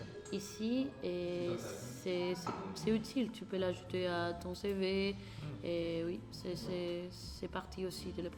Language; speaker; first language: French; non-native, learner; Spanish